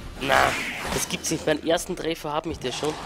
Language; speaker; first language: German; native; German